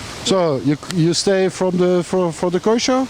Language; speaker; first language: English; non-native, fluent; French